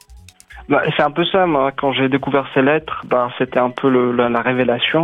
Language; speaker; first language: French; non-native, local second language; Arabic